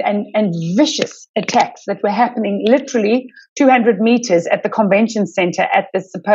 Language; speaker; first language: English; native; English